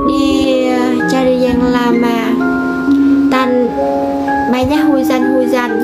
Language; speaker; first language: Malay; non-native, learner; Vietnamese